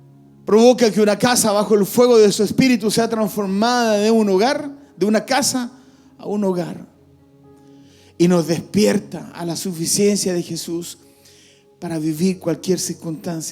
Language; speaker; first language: Spanish; native; Spanish